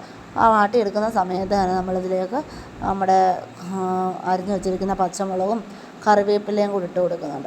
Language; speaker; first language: Malayalam; native; Malayalam